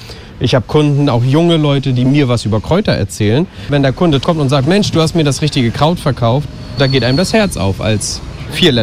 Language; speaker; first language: German; native; German